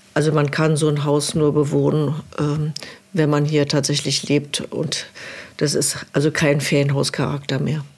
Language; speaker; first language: German; native; German